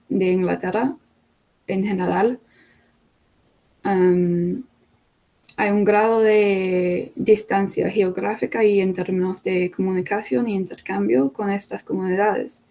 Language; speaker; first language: Spanish; non-native, fluent; English